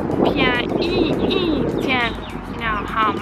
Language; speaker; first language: Chinese; non-native, learner; English